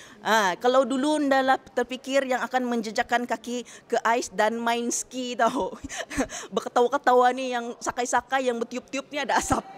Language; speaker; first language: Malay; native; Malay